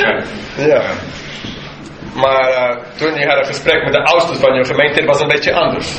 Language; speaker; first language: Dutch; non-native, fluent; English